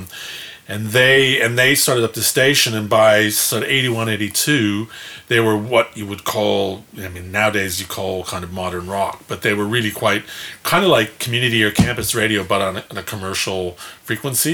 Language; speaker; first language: English; native; English